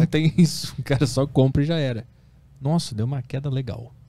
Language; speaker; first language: Portuguese; native; Portuguese